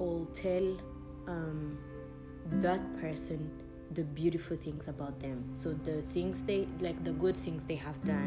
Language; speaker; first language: English; non-native, local second language; Kinyarwanda